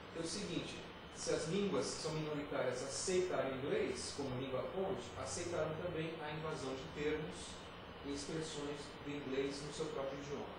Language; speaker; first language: Portuguese; native; Portuguese